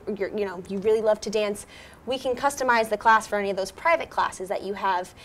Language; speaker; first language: English; native; English